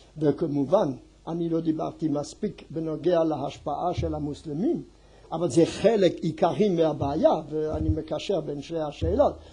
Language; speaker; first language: Hebrew; non-native, fluent; French